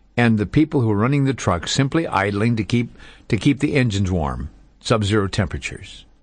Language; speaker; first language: English; native; English